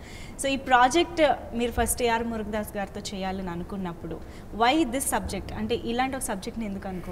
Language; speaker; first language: Telugu; native; Telugu